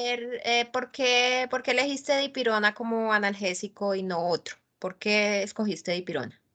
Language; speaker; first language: Spanish; native; Spanish